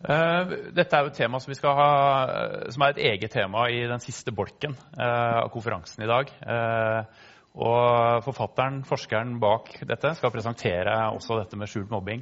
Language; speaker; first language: Norwegian; native; Norwegian